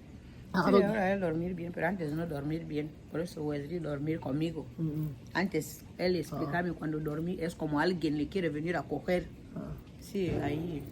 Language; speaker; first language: Spanish; non-native, learner; Filipino